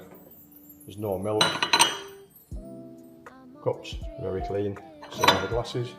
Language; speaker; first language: English; native; English